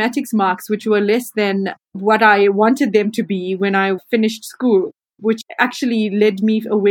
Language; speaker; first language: English; native; English